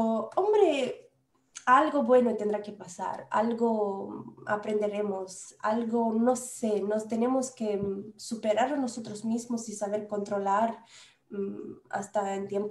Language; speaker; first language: Spanish; non-native, fluent; Romanian